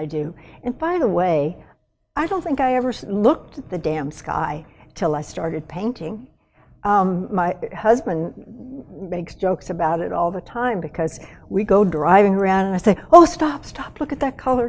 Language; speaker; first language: English; native; English